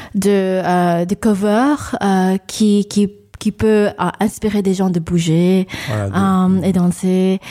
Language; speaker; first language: French; non-native, learner; English